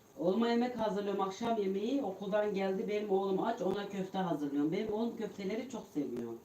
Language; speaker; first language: Turkish; native; Turkish